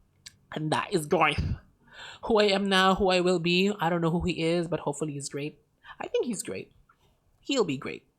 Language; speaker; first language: English; non-native, local second language; Filipino